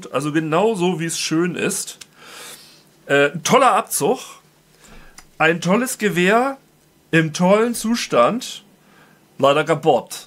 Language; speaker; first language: German; native; German